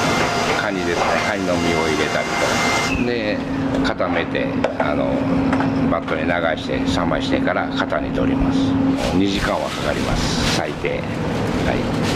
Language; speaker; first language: Japanese; native; Japanese